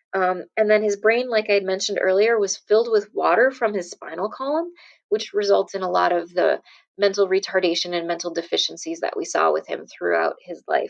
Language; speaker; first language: English; native; English